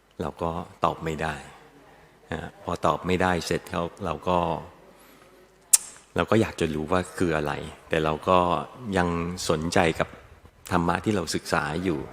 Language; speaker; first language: Thai; native; Thai